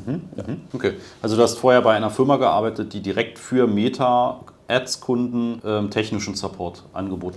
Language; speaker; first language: German; native; German